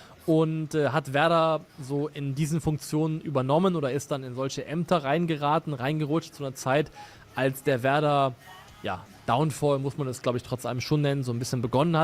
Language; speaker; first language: German; native; German